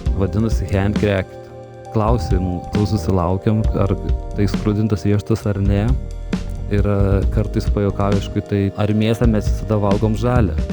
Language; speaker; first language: Lithuanian; native; Lithuanian